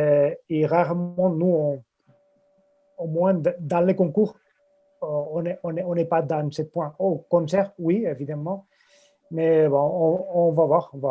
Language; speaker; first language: French; non-native, fluent; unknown